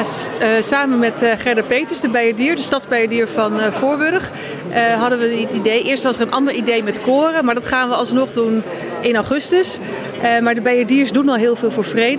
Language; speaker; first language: Dutch; native; Dutch